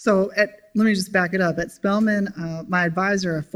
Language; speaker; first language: English; native; English